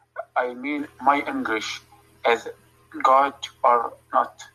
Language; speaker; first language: English; non-native, learner; Arabic